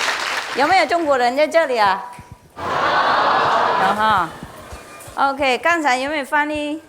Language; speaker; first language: Chinese; non-native, fluent; Vietnamese